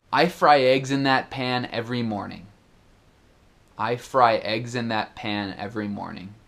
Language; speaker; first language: English; native; English